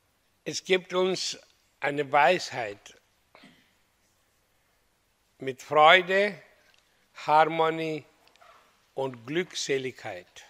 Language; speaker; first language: German; non-native, learner; Hindi